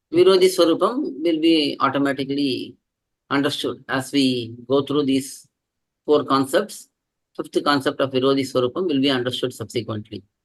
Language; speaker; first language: English; non-native, local second language; Tamil